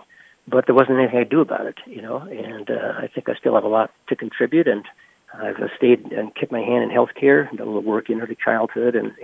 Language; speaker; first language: English; native; English